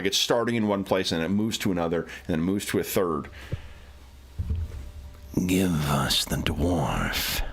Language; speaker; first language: English; native; English